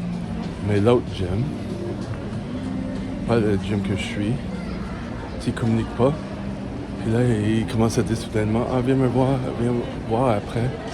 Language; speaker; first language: French; native; French